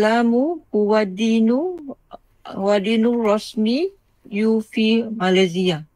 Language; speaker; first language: Arabic; non-native, learner; Malay